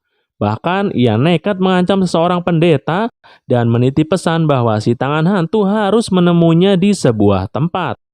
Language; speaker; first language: Indonesian; native; Indonesian